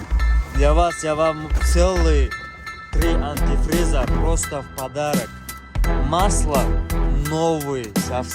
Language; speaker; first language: Russian; non-native, learner; Tajik